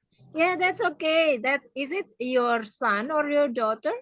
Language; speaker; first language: English; non-native, fluent; Indonesian